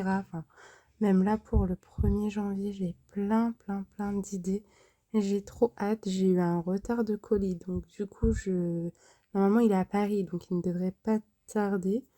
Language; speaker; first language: French; native; French